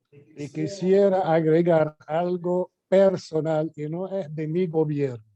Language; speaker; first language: Spanish; non-native, fluent; Arabic